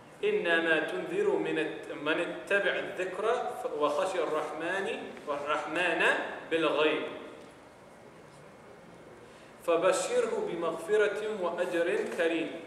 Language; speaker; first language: Arabic; non-native, fluent; English